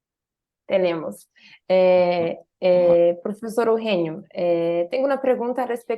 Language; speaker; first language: Spanish; non-native, learner; Portuguese